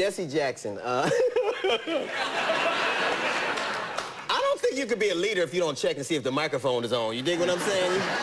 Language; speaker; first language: English; native; English